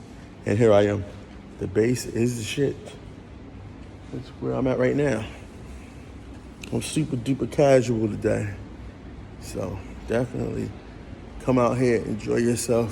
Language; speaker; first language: English; native; English